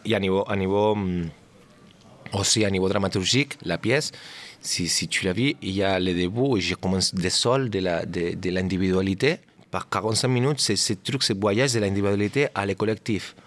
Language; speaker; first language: French; non-native, learner; Catalan